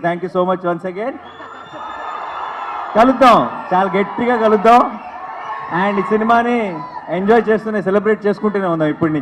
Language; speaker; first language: Telugu; native; Telugu